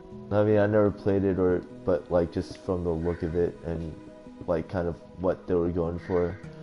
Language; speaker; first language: English; early bilingual, other home language; Chinese